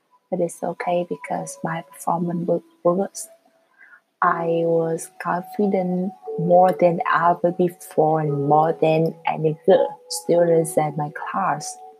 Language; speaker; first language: English; non-native, learner; Vietnamese